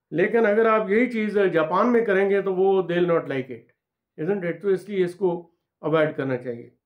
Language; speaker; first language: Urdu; non-native, local second language; Punjabi